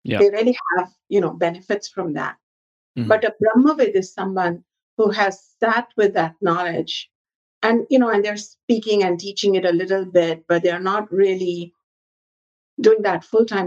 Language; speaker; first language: English; non-native, local second language; Hindi